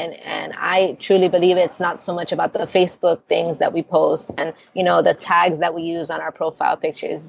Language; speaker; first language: English; early bilingual, other home language; Spanish